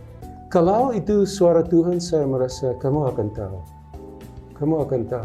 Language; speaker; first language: Indonesian; non-native, local second language; English